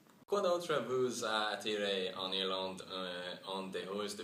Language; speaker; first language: French; non-native, learner; English